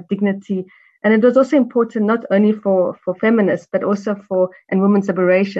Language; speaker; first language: English; native; English